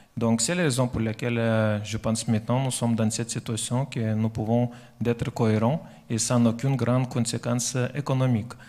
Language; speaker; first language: French; non-native, fluent; Lithuanian